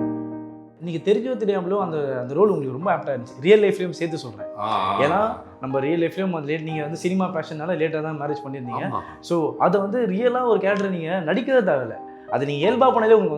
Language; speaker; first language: Tamil; native; Tamil